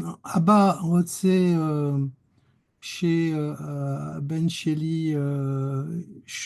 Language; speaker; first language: Hebrew; non-native, learner; French